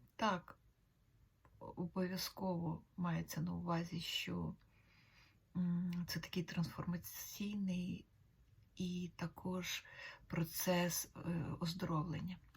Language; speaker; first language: Ukrainian; native; Ukrainian